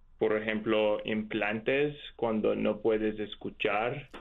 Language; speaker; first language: Spanish; non-native, learner; English